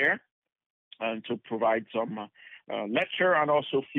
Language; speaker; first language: English; non-native, local second language; Bini